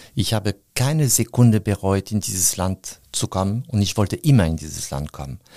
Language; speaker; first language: German; non-native, fluent; French